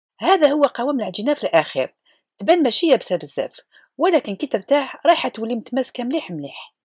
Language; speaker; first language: Arabic; native; Arabic